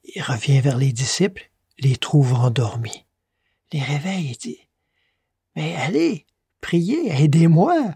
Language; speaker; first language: French; native; French